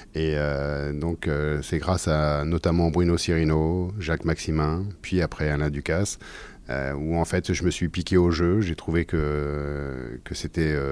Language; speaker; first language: French; native; French